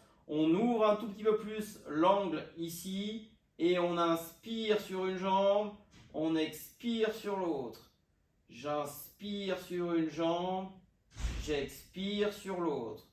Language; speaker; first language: French; native; French